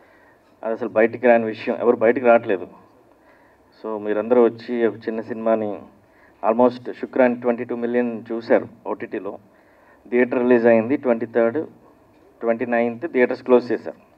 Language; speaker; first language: Telugu; native; Telugu